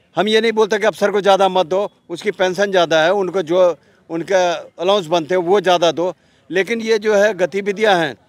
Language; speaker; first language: Hindi; native; Hindi